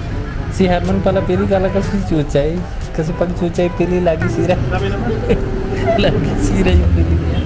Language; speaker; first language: Filipino; non-native, learner; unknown